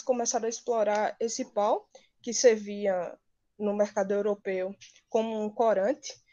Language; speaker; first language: Portuguese; native; Portuguese